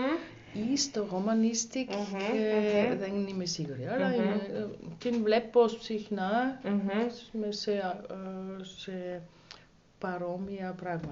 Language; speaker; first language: Greek; non-native, learner; German